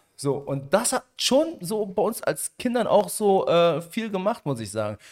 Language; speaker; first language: German; early bilingual, other home language; Arabic